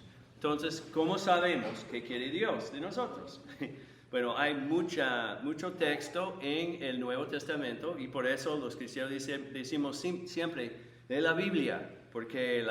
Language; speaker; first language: Spanish; non-native, fluent; English